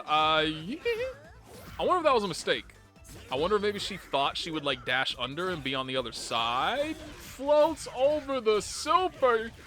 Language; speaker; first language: English; native; English